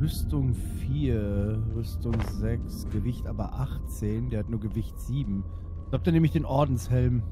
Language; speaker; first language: German; native; German